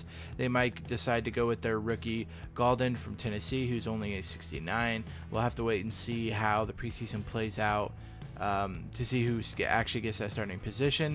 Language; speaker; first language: English; native; English